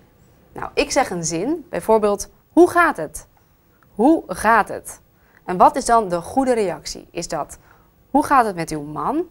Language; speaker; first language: Dutch; native; Dutch